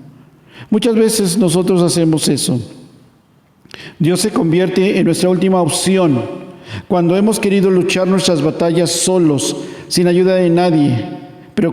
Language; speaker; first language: Spanish; native; Spanish